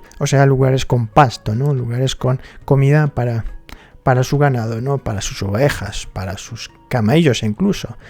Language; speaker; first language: Spanish; non-native, fluent; Arabic